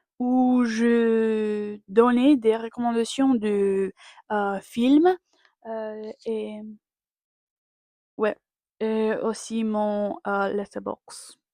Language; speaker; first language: French; non-native, learner; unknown